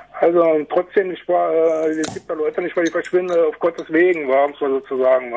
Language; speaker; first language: German; native; German